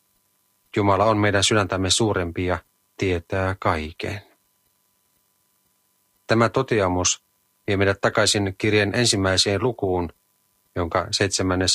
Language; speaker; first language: Finnish; native; Finnish